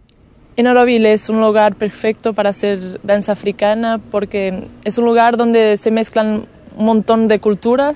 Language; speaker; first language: Spanish; non-native, fluent; Portuguese